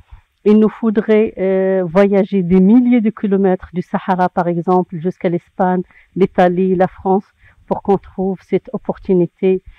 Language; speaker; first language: French; non-native, local second language; Arabic